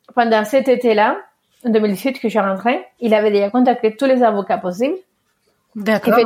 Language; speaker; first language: French; early bilingual, other home language; Spanish